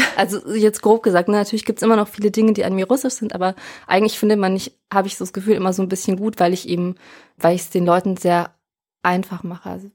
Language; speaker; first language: German; early bilingual, other home language; Russian